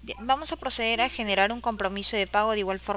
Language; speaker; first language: Spanish; native; Spanish